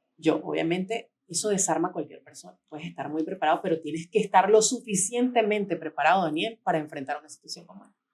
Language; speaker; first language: Spanish; native; Spanish